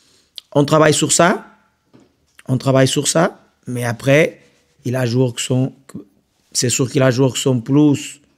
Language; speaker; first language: French; non-native, fluent; Portuguese